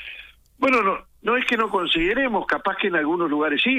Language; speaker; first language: Spanish; native; Spanish